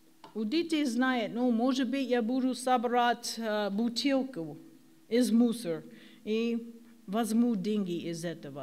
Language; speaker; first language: Russian; non-native, learner; English